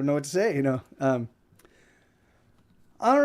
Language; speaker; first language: English; native; English